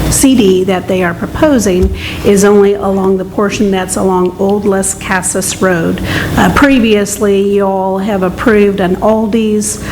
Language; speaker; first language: English; native; English